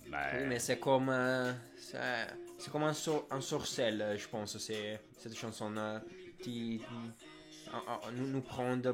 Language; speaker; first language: French; non-native, fluent; Italian